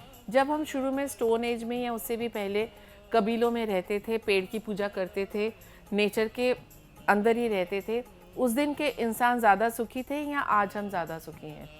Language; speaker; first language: Hindi; native; Hindi